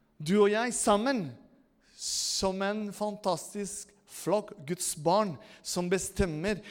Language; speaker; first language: Norwegian; non-native, fluent; Spanish